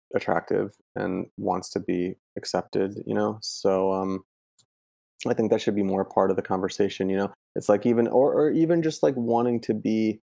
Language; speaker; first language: English; early bilingual, other home language; Italian